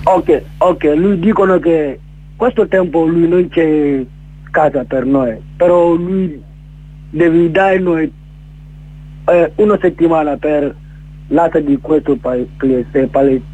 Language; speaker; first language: Italian; non-native, learner; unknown